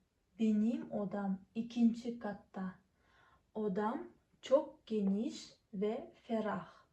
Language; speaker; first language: Turkish; non-native, fluent; Kazakh